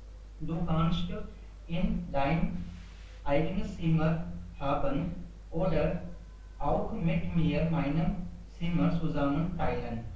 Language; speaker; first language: German; non-native, learner; Hindi